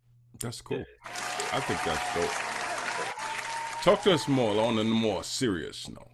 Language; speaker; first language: English; native; English